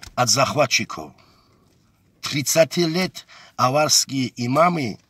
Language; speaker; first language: Russian; non-native, local second language; Avaric